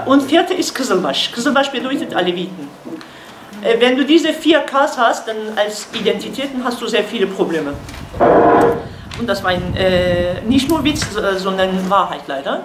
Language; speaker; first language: German; non-native, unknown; Kurdish